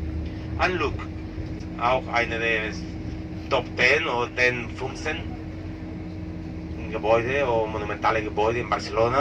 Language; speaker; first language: German; non-native, learner; Catalan